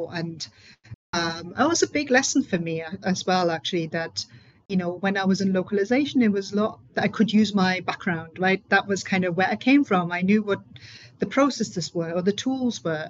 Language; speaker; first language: English; non-native, fluent; German